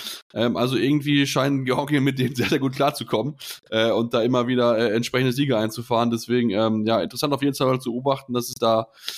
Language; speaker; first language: German; native; German